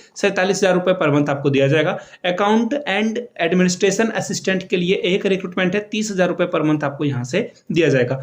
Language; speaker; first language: Hindi; native; Hindi